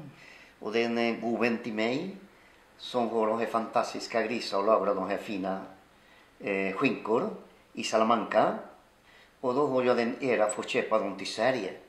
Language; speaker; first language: Swedish; non-native, fluent; Spanish